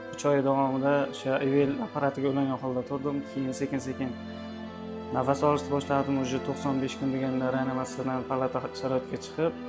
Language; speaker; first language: Uzbek; native; Uzbek